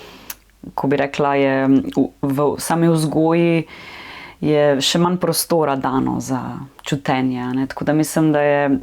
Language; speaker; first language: Slovenian; native; Slovenian